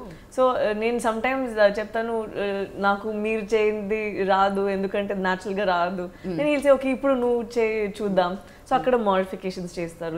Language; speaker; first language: Telugu; non-native, learner; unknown